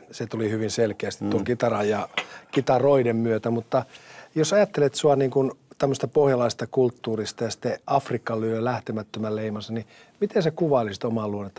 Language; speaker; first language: Finnish; native; Finnish